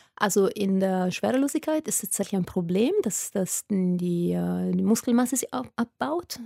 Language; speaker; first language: German; non-native, fluent; Italian